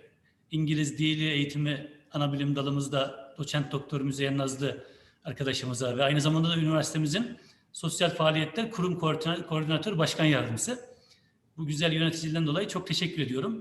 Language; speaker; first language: Turkish; native; Turkish